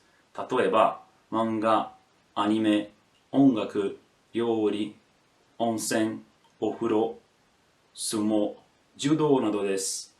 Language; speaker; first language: Japanese; non-native, learner; Portuguese